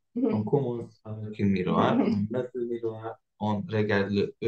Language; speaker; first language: French; non-native, fluent; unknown